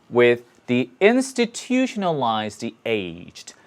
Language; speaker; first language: English; non-native, fluent; Korean